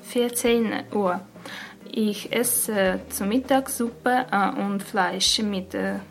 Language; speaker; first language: German; non-native, learner; Russian